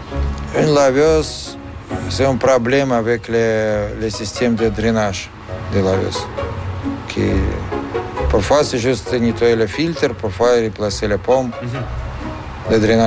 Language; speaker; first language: French; non-native, fluent; Russian